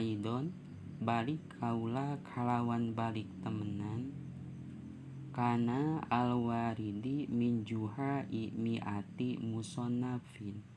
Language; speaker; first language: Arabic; non-native, fluent; Sundanese